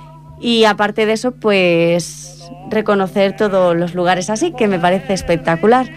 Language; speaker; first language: Spanish; native; Spanish